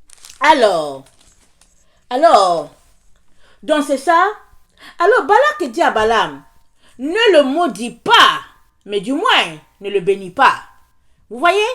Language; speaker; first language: French; native; French